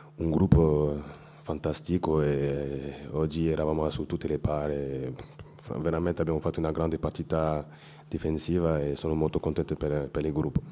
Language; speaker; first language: Italian; non-native, fluent; French